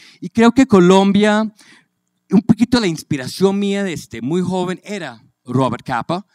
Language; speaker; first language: Spanish; native; Spanish